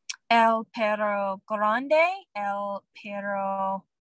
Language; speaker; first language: Spanish; non-native, learner; English